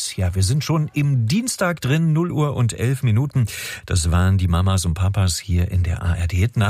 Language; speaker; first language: German; native; German